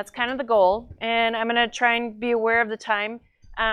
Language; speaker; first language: English; native; English